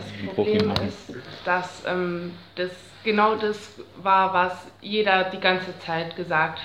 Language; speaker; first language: German; native; German